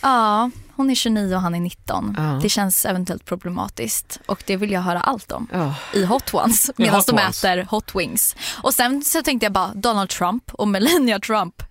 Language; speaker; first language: Swedish; native; Swedish